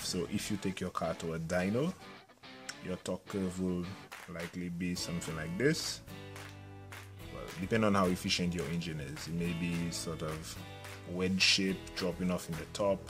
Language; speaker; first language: English; native; English